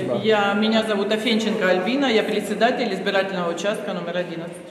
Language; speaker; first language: Russian; native; Russian